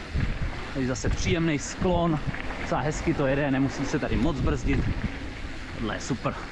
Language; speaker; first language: Czech; native; Czech